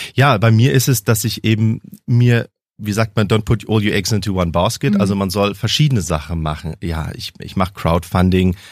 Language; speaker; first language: German; early bilingual, heritage; German